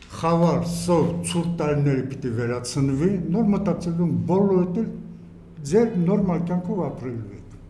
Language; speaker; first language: Armenian; native; Armenian